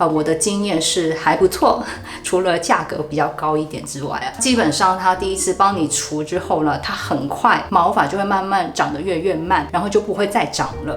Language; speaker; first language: Chinese; non-native, local second language; Cantonese